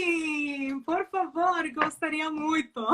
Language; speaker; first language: Portuguese; non-native, learner; Spanish